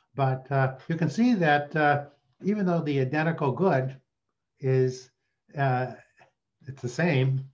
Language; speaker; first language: English; native; English